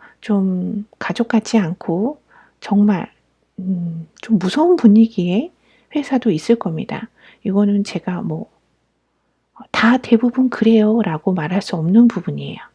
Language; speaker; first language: Korean; native; Korean